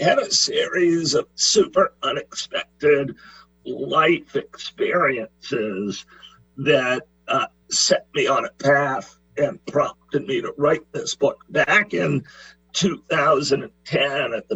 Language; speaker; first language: English; native; English